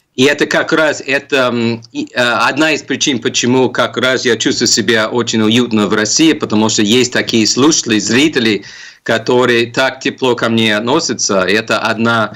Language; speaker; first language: Russian; non-native, fluent; English